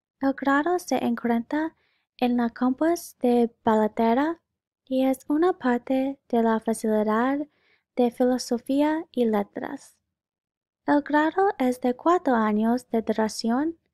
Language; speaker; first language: Spanish; non-native, learner; English